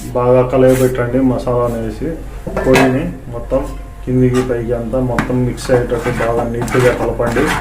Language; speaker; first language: Telugu; non-native, local second language; Urdu